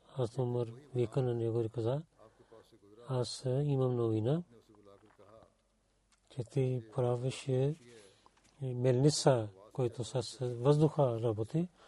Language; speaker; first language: Bulgarian; non-native, learner; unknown